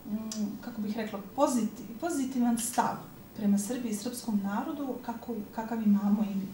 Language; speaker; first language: Croatian; native; Croatian